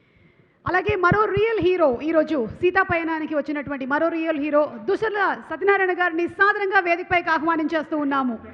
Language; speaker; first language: Telugu; native; Telugu